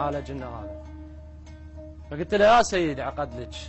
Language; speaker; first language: Arabic; native; Arabic